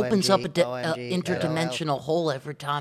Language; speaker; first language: English; native; English